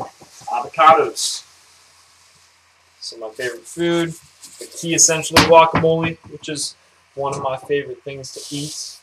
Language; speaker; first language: English; native; English